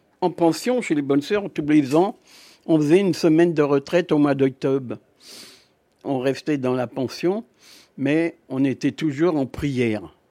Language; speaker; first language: French; native; French